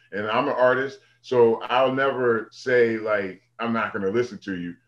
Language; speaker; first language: English; native; English